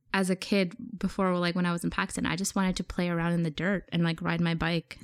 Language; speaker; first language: English; early bilingual, other home language; Urdu